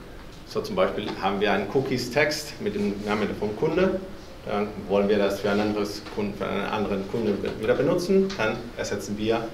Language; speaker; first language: German; non-native, fluent; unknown